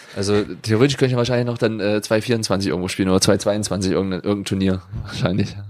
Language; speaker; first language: German; native; German